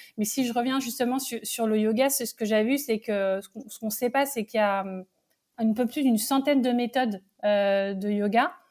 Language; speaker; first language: French; native; French